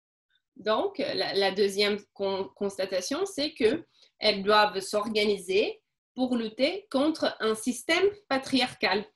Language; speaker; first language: French; non-native, fluent; Portuguese